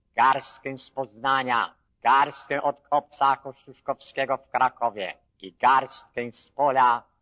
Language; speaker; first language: Polish; early bilingual, heritage; Polish